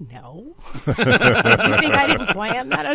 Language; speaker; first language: English; native; English